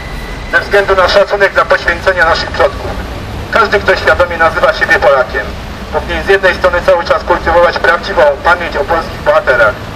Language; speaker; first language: Polish; native; Polish